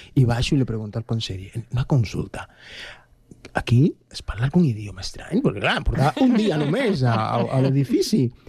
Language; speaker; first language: Catalan; non-native, fluent; Spanish